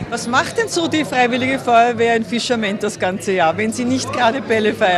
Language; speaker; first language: German; native; German